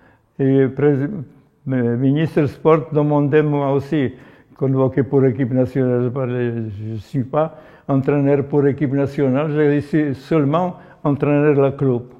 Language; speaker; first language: French; non-native, learner; Polish